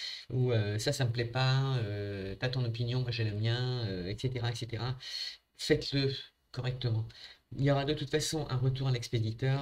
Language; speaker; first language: French; native; French